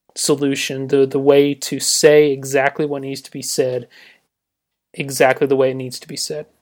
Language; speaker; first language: English; native; English